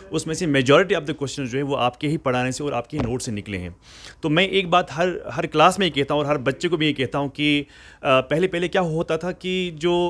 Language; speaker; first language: Hindi; non-native, local second language; Kashmiri